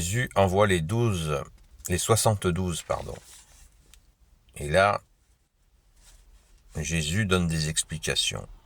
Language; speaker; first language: French; native; French